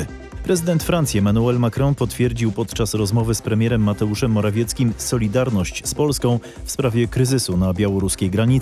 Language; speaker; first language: Polish; native; Polish